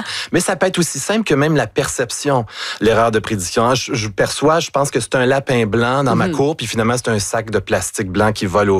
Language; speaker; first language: French; native; French